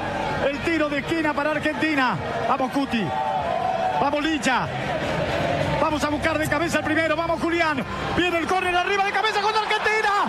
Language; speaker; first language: Spanish; native; Spanish